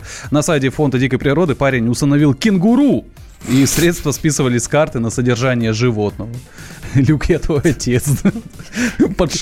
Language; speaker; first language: Russian; native; Russian